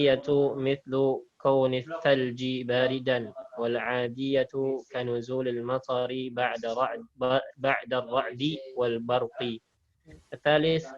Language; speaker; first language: Arabic; non-native, learner; Indonesian